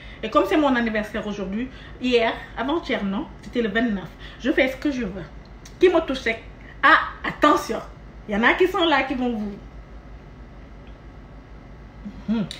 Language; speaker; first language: French; non-native, local second language; Wolof